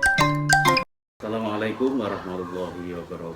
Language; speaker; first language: Indonesian; native; Indonesian